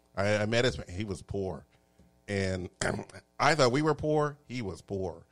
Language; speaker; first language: English; native; English